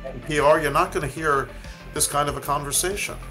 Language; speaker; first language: English; native; English